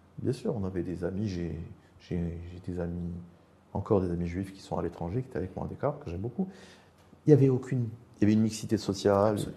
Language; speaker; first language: French; non-native, local second language; Arabic